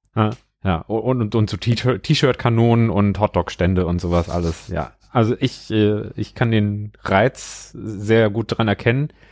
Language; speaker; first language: German; native; German